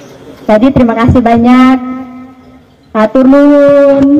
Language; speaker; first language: Indonesian; non-native, fluent; Filipino